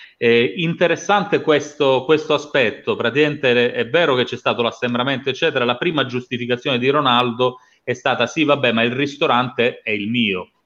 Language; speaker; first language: Italian; native; Italian